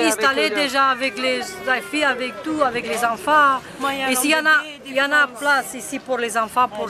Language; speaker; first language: French; non-native, learner; Romanian